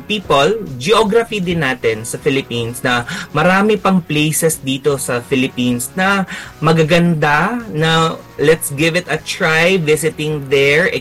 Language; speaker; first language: Filipino; native; Filipino